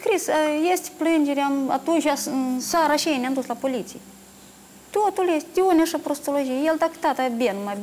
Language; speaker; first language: Romanian; native; Romanian